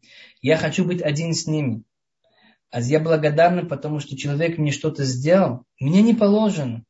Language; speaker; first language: Russian; early bilingual, heritage; Russian